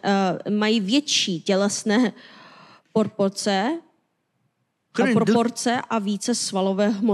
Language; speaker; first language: Czech; non-native, fluent; Korean